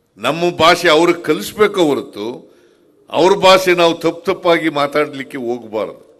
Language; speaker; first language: Kannada; native; Kannada